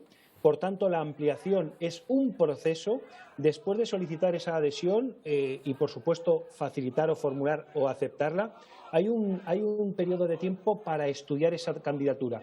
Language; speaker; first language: Spanish; native; Spanish